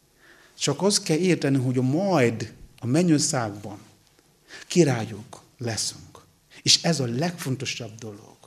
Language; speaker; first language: Hungarian; non-native, learner; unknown